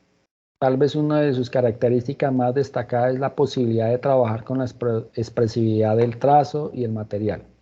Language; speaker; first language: Spanish; native; Spanish